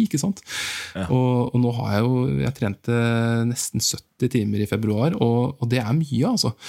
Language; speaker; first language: Norwegian; native; Norwegian